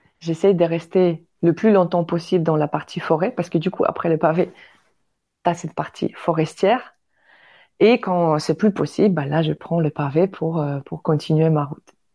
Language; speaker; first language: French; non-native, fluent; Polish